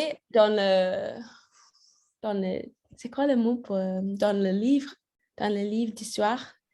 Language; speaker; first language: French; non-native, learner; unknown